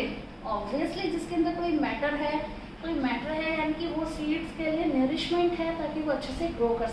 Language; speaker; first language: Hindi; native; Hindi